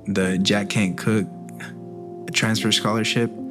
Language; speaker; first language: English; early bilingual, other home language; Spanish